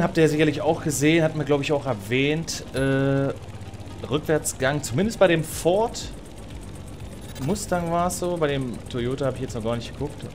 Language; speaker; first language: German; native; German